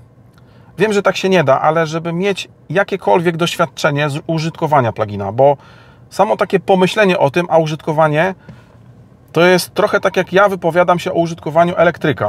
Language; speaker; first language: Polish; native; Polish